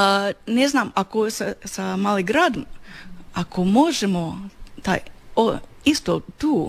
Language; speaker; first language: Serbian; non-native, learner; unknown